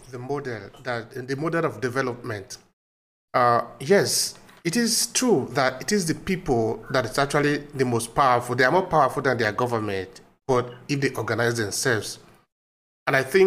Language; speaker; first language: English; non-native, local second language; Esan